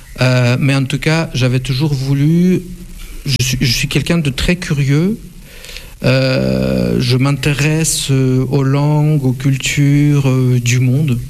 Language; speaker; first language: French; non-native, fluent; Russian